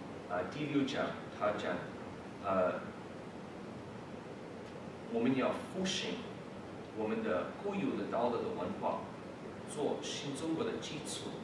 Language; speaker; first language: Chinese; early bilingual, heritage; English